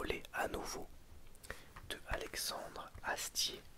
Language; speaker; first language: French; native; French